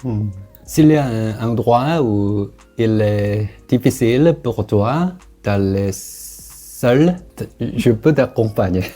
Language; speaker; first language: French; non-native, learner; Korean